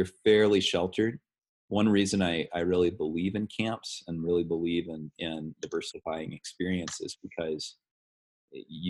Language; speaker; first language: English; native; English